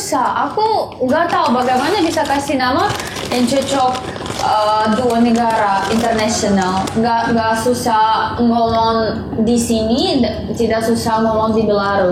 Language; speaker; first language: Indonesian; non-native, learner; Russian